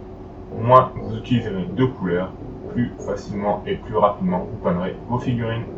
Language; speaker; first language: French; native; French